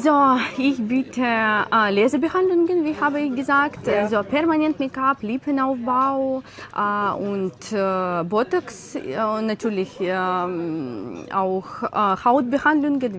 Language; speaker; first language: German; non-native, learner; Ukrainian